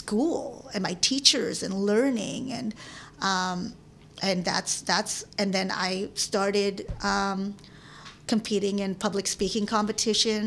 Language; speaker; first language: English; early bilingual, other home language; Filipino